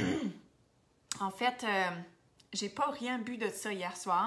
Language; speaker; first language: French; native; French